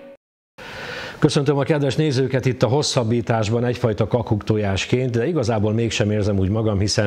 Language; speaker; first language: Hungarian; native; Hungarian